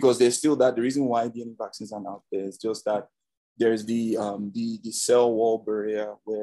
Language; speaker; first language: English; non-native, local second language; Yoruba